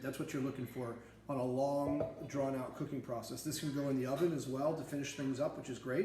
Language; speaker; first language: English; native; English